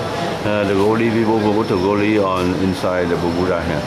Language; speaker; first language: English; non-native, learner; Vietnamese